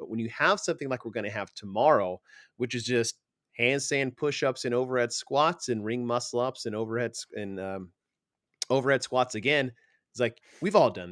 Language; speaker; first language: English; native; English